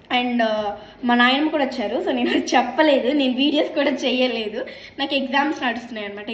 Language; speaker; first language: Telugu; early bilingual, heritage; Telugu